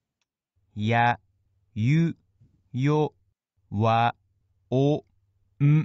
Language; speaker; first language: Japanese; non-native, learner; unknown